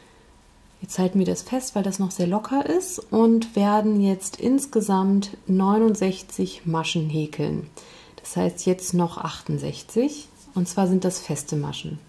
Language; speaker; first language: German; native; German